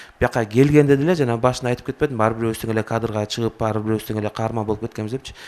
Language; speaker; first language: Kyrgyz; native; Kyrgyz